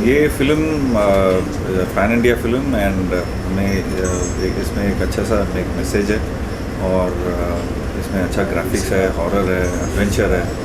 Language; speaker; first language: Hindi; non-native, local second language; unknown